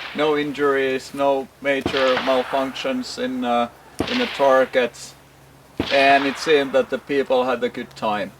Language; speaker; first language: English; non-native, fluent; Finnish